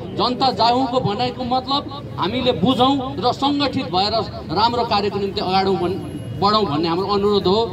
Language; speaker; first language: Nepali; non-native, local second language; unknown